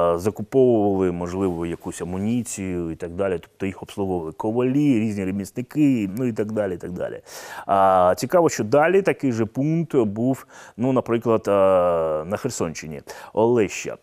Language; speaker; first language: Ukrainian; native; Ukrainian